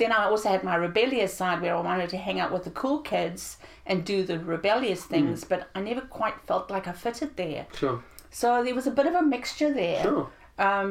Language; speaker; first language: English; native; English